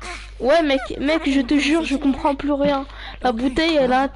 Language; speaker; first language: French; native; French